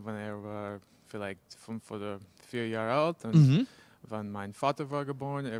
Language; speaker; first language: German; non-native, learner; English